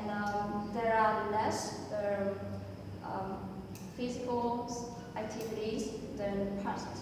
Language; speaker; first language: English; non-native, fluent; Vietnamese